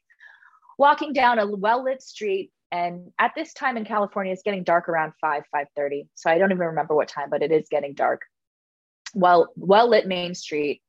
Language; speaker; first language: English; native; English